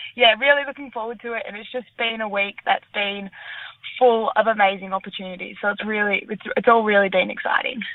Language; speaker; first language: English; native; English